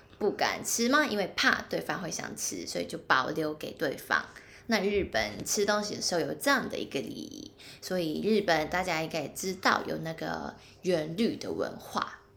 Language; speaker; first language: Chinese; non-native, local second language; Cantonese